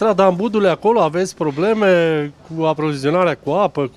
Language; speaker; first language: Romanian; native; Romanian